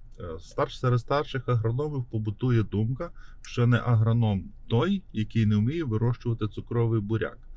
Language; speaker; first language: Ukrainian; native; Ukrainian